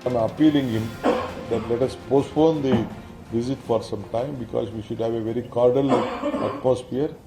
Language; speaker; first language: English; non-native, local second language; Kannada